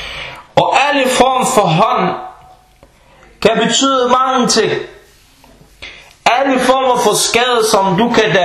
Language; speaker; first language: Danish; early bilingual, other home language; Arabic